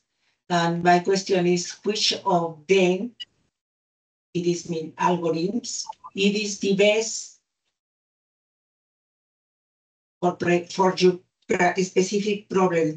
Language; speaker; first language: English; non-native, learner; Spanish